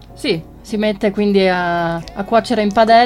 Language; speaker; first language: Italian; native; Italian